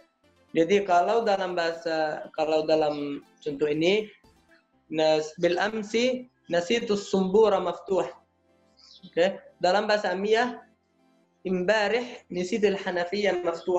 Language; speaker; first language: Indonesian; non-native, learner; Arabic